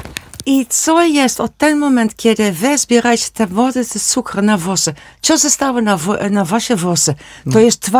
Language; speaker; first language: Polish; non-native, learner; Dutch